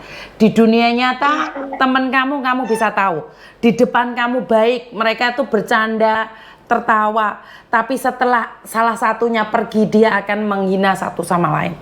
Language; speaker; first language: Indonesian; non-native, local second language; Javanese